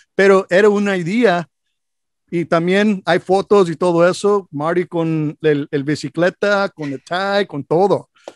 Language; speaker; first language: Spanish; non-native, fluent; English